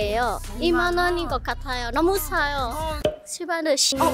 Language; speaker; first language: Korean; non-native, learner; Vietnamese